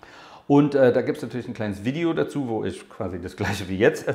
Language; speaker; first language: German; non-native, fluent; English